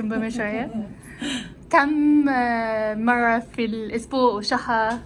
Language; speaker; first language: Arabic; non-native, learner; English